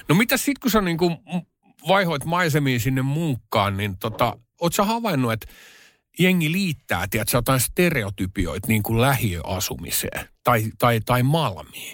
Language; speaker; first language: Finnish; native; Finnish